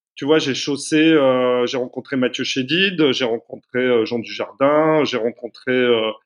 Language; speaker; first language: French; native; French